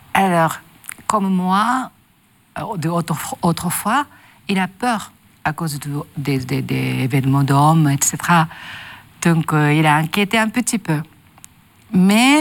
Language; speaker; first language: French; non-native, learner; Japanese